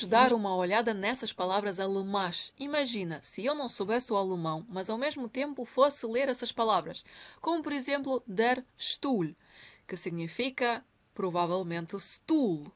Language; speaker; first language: Portuguese; non-native, fluent; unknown